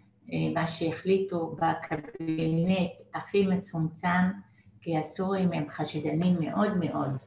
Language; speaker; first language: Hebrew; non-native, fluent; Arabic